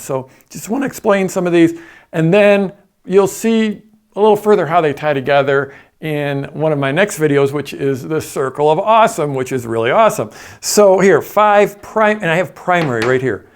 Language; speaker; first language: English; native; English